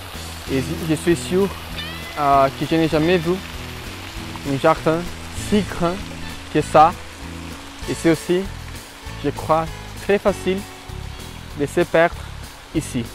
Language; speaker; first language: French; non-native, fluent; Portuguese